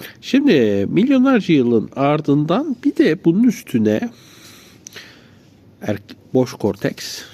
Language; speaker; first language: Turkish; native; Turkish